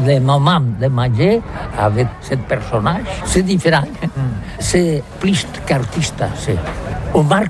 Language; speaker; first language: French; non-native, learner; Catalan